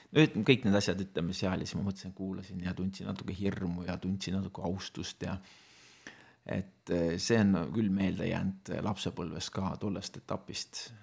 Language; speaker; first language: Estonian; native; Estonian